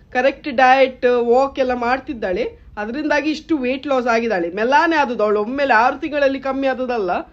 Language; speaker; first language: Kannada; non-native, local second language; Tulu